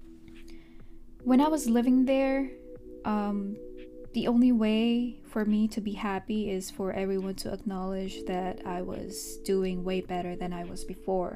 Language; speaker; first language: English; non-native, local second language; Filipino